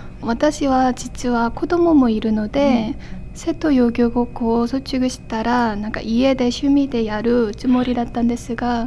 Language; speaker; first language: Japanese; non-native, fluent; Korean